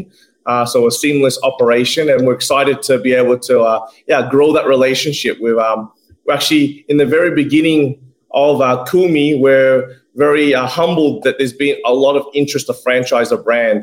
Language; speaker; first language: English; native; English